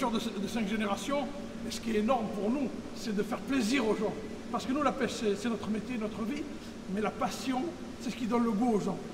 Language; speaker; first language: French; native; French